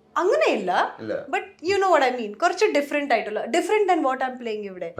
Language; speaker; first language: Malayalam; early bilingual, heritage; Malayalam